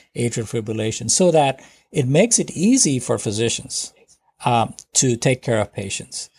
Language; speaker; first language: English; non-native, local second language; Telugu